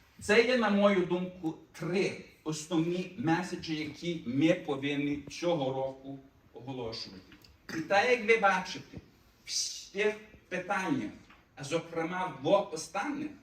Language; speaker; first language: Ukrainian; early bilingual, heritage; Ukrainian